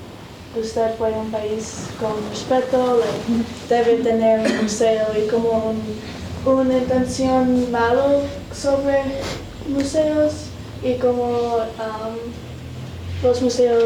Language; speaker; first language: Spanish; non-native, learner; English